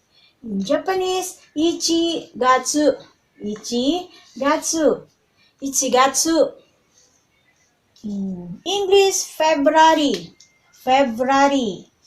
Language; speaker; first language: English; non-native, local second language; Filipino